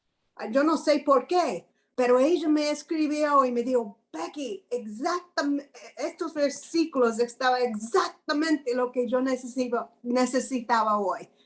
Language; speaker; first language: Spanish; non-native, fluent; English